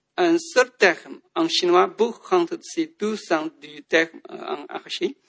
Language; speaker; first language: French; non-native, fluent; Chinese